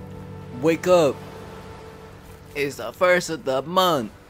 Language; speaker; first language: English; native; English